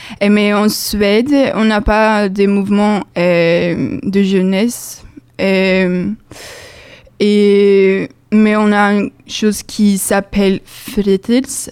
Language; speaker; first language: French; non-native, learner; Swedish